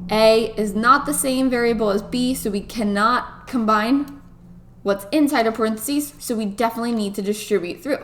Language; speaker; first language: English; native; English